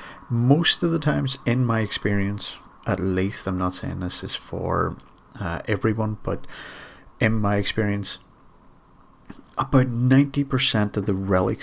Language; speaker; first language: English; native; English